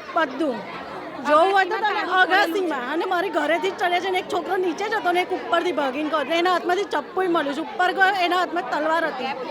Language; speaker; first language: Gujarati; native; Gujarati